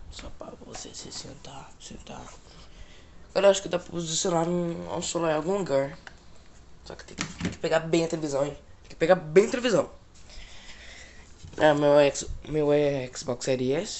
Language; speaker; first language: Portuguese; native; Portuguese